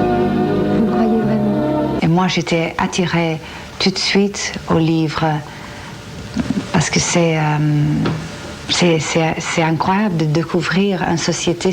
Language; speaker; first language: French; non-native, fluent; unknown